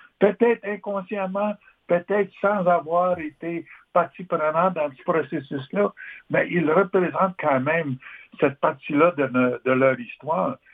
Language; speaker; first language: French; non-native, local second language; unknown